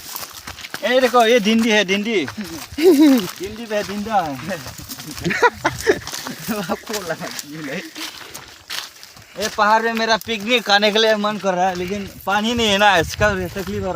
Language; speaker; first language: Hindi; non-native, local second language; Bodo